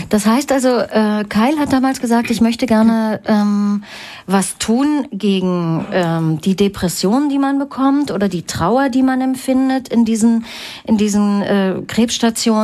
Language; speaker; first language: German; native; German